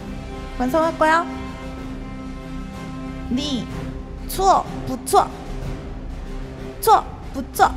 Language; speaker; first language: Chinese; non-native, learner; Korean